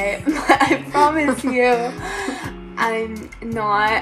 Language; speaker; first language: English; native; English